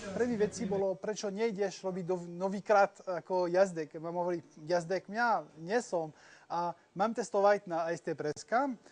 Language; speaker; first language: Slovak; non-native, learner; French